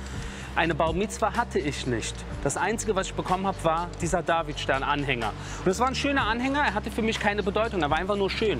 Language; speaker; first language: German; early bilingual, other home language; Persian